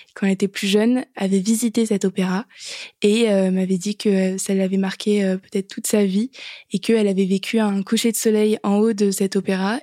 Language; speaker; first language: French; native; French